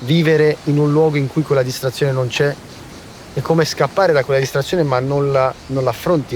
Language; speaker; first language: Italian; native; Italian